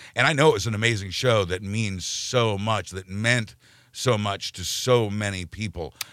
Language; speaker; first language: English; native; English